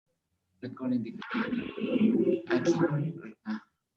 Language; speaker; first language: Spanish; native; Spanish